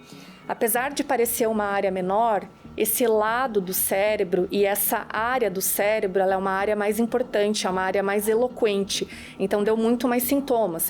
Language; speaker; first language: Portuguese; native; Portuguese